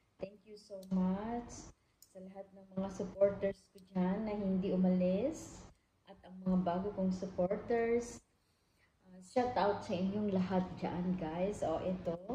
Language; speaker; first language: Filipino; non-native, local second language; Iloko